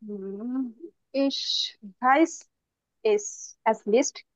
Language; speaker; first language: German; non-native, learner; Bangla